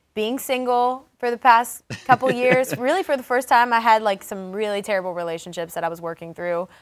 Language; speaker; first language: English; native; English